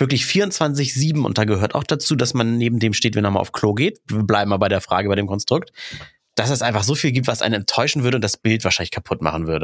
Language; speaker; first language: German; native; German